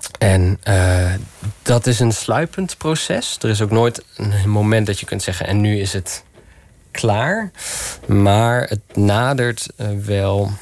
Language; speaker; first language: Dutch; early bilingual, other home language; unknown